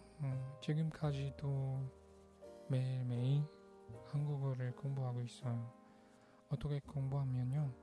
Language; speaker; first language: Korean; non-native, learner; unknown